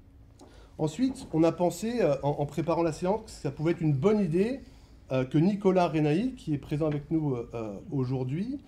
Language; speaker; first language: French; native; French